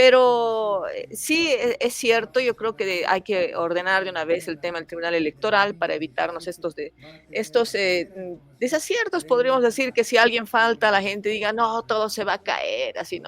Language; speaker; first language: Spanish; native; Spanish